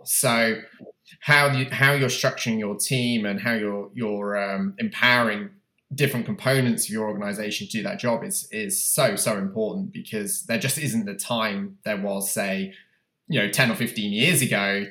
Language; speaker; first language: English; native; English